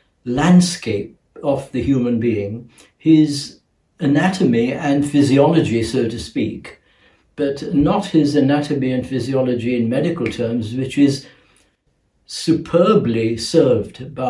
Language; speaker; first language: English; non-native, local second language; Gujarati